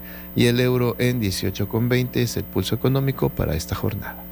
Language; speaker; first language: Spanish; native; Spanish